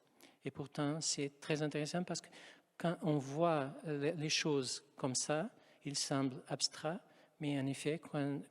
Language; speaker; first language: French; non-native, fluent; Portuguese